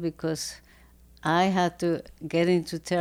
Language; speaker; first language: English; non-native, fluent; Spanish